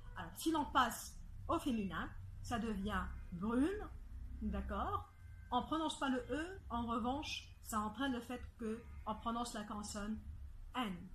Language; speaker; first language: French; non-native, fluent; Arabic